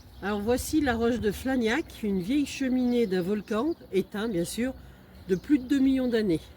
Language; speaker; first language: French; native; French